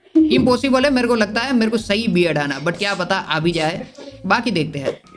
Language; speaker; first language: Hindi; non-native, local second language; Gujarati